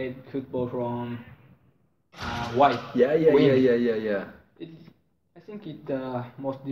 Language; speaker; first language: English; non-native, learner; Japanese